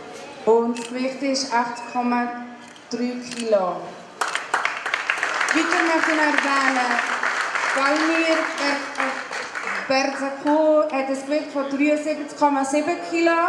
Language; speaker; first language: German; native; German